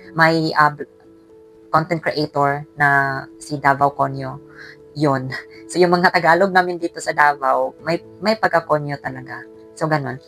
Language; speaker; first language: Filipino; non-native, local second language; Cebuano